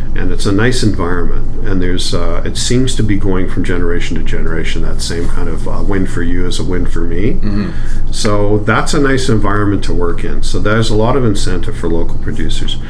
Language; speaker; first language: English; native; English